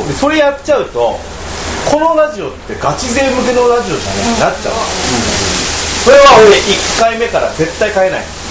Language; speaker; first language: Japanese; native; Japanese